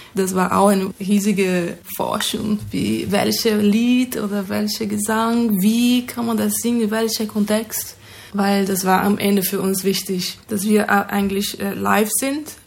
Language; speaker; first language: German; non-native, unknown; Portuguese